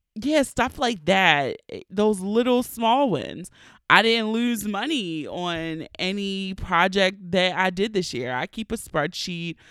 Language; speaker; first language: English; native; English